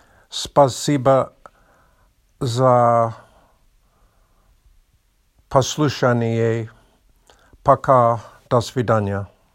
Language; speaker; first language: Russian; non-native, learner; English